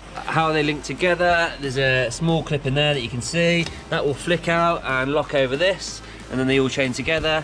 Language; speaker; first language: English; native; English